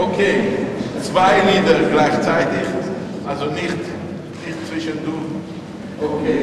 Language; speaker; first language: German; non-native, fluent; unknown